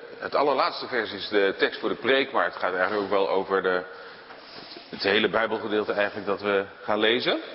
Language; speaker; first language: Dutch; native; Dutch